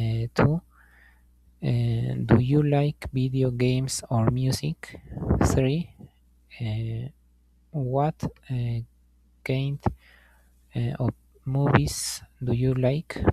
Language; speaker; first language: English; non-native, learner; Spanish